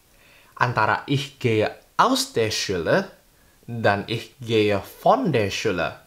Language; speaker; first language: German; non-native, fluent; Indonesian